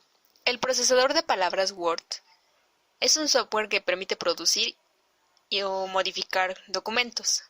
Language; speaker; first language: Spanish; native; Spanish